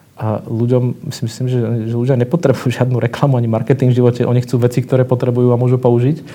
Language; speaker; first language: Slovak; native; Slovak